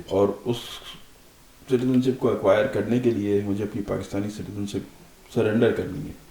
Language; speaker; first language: Urdu; native; Urdu